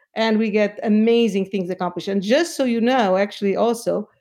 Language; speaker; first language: English; non-native, fluent; Portuguese